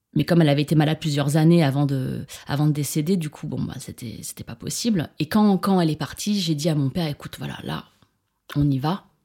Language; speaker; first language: French; early bilingual, other home language; Chinese